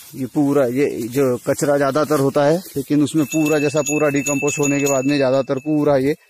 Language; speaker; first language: Hindi; non-native, local second language; Marathi